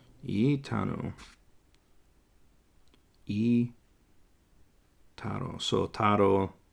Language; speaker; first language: Korean; non-native, learner; English